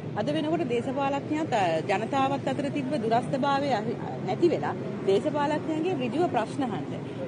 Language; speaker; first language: Sinhala; native; Sinhala